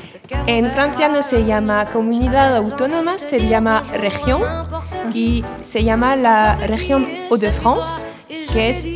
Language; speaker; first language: Spanish; non-native, fluent; French